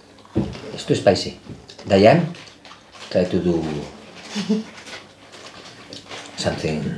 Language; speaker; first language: English; non-native, fluent; Spanish